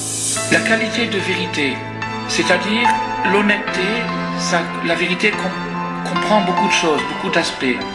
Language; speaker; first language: French; native; French